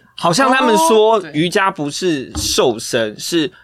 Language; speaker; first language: Chinese; native; Chinese